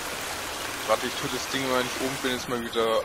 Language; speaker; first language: German; native; German